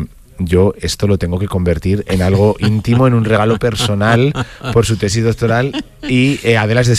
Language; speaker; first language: Spanish; native; Spanish